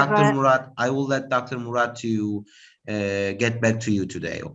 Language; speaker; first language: English; non-native, fluent; Turkish